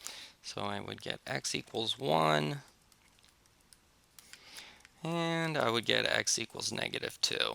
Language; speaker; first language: English; native; English